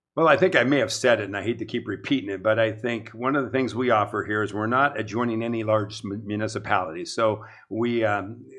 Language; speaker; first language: English; native; English